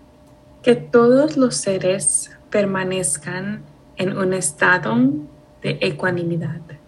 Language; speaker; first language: Spanish; early bilingual, heritage; Spanish